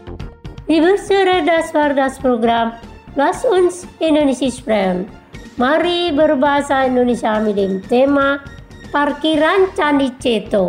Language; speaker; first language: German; non-native, learner; Indonesian